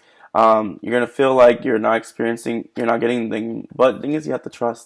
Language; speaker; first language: English; native; English